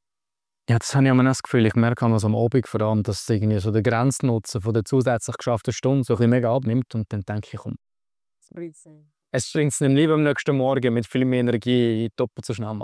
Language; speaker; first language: German; native; German